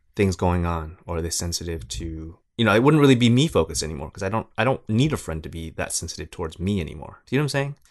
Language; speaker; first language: English; native; English